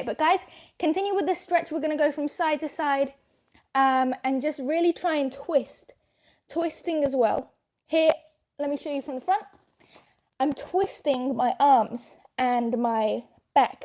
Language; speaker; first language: English; native; English